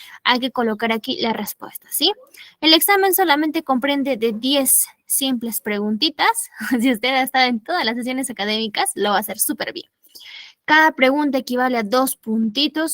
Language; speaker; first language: Spanish; native; Spanish